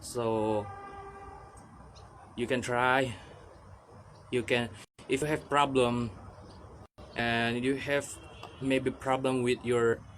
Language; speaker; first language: English; non-native, learner; Indonesian